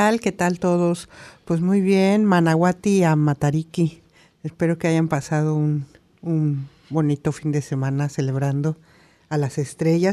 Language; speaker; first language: Spanish; native; Spanish